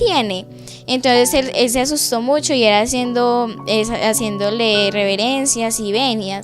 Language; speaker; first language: Spanish; native; Spanish